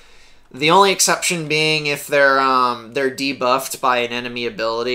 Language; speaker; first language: English; native; English